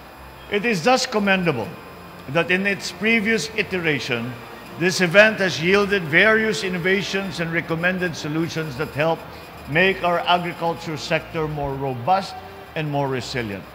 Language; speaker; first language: English; non-native, local second language; Filipino